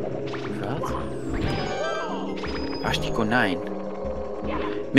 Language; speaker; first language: Dutch; native; Dutch